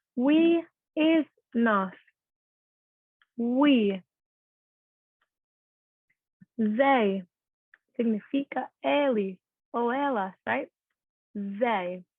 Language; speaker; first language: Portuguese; non-native, learner; English